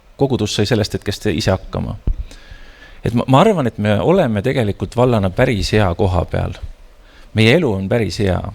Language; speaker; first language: Estonian; native; Estonian